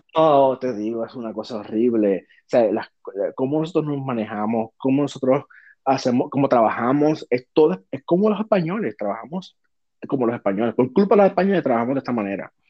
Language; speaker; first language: Spanish; native; Spanish